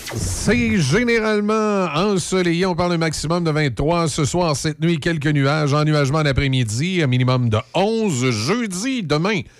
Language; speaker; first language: French; native; French